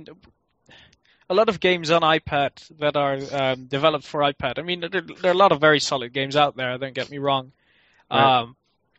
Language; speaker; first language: English; non-native, fluent; Dutch